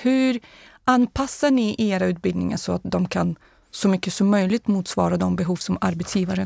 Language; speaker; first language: Swedish; non-native, fluent; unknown